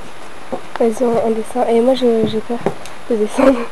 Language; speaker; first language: French; native; French